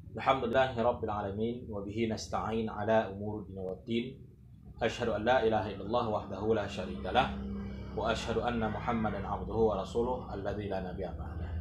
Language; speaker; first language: Arabic; non-native, fluent; Indonesian